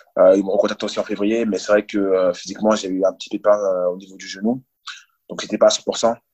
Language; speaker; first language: French; early bilingual, other home language; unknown